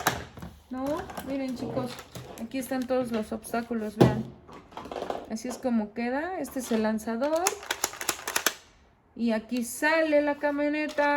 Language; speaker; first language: Spanish; native; Spanish